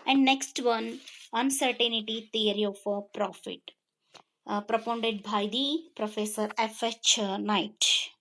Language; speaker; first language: English; non-native, local second language; Kannada